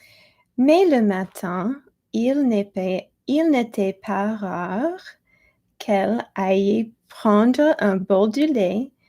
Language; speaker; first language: French; non-native, learner; English